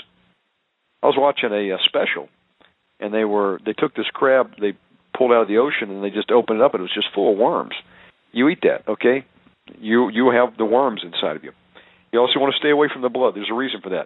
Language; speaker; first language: English; native; English